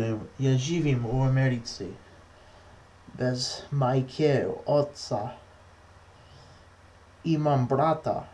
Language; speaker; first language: Polish; non-native, learner; English